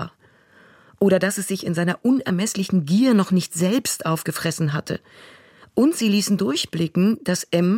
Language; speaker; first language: German; native; German